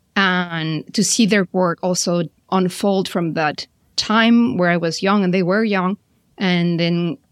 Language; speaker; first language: English; non-native, fluent; Spanish